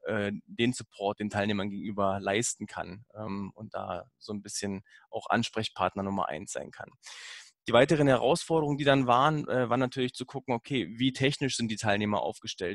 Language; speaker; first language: German; native; German